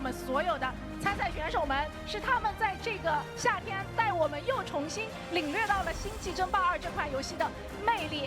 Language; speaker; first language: Chinese; native; Chinese